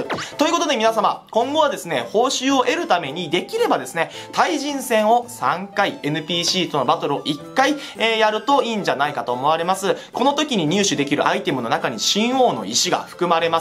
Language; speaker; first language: Japanese; native; Japanese